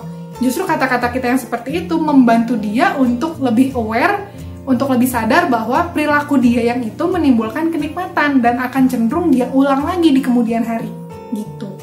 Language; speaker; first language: Indonesian; native; Indonesian